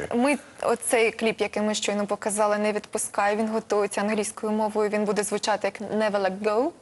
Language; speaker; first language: Ukrainian; non-native, local second language; Russian